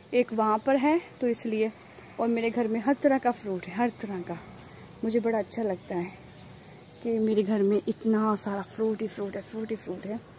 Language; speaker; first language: Hindi; non-native, local second language; Punjabi